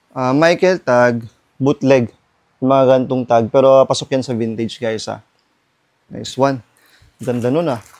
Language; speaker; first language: Filipino; non-native, local second language; Iloko